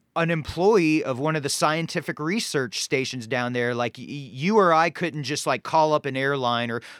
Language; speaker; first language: English; native; English